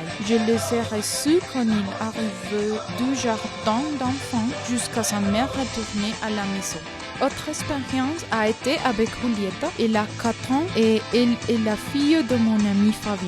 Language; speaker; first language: French; non-native, learner; Spanish